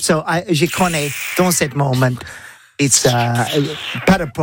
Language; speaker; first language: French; non-native, learner; English